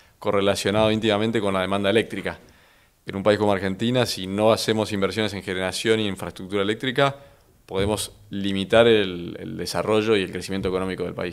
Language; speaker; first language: Spanish; native; Spanish